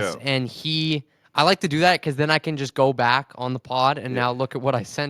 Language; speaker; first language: English; native; English